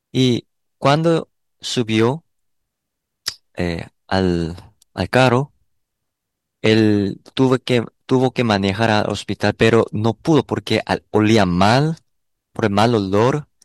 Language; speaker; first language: Spanish; non-native, learner; Korean